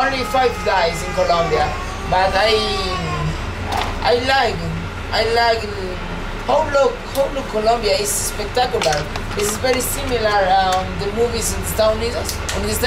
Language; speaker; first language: English; non-native, learner; Spanish